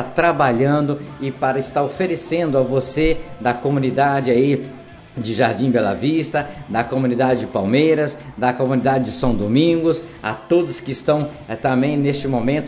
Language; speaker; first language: Portuguese; native; Portuguese